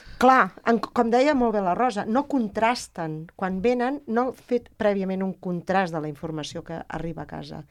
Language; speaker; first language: Catalan; native; Catalan